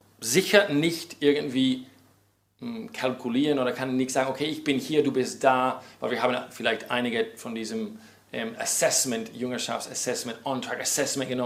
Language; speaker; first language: German; non-native, fluent; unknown